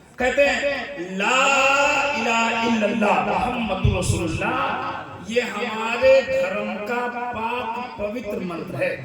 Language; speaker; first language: Hindi; non-native, local second language; Maithili